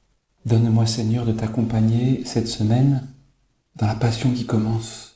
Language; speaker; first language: French; native; French